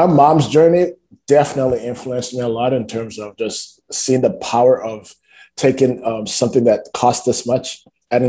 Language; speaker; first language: English; non-native, local second language; Yoruba